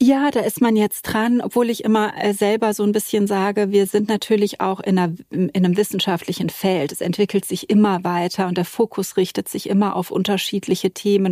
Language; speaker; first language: German; native; German